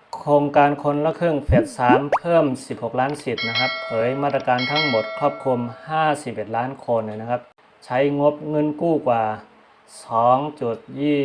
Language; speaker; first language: Thai; non-native, local second language; Shan